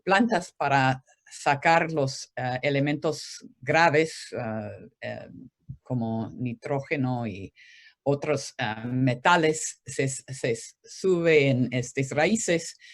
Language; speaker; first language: Spanish; non-native, fluent; English